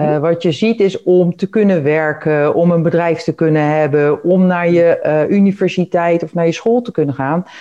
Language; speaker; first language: Dutch; native; Dutch